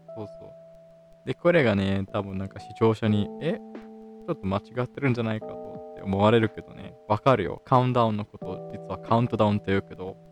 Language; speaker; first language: Japanese; non-native, fluent; Italian